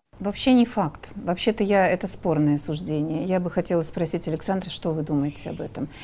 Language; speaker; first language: Russian; native; Russian